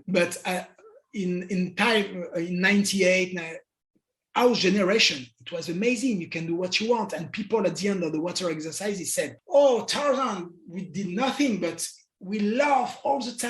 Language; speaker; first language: English; non-native, learner; French